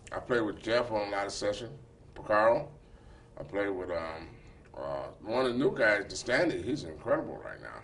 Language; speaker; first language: English; native; English